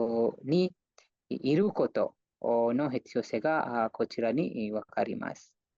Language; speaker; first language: Japanese; non-native, fluent; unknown